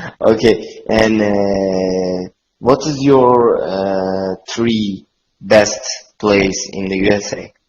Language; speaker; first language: English; non-native, learner; Turkish